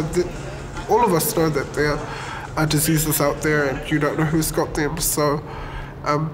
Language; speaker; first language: English; native; English